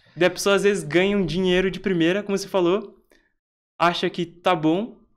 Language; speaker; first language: Portuguese; native; Portuguese